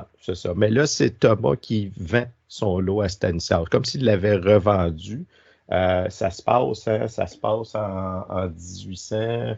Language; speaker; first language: French; native; French